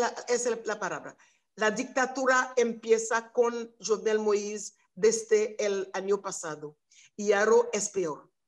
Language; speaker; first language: Spanish; non-native, learner; Haitian Creole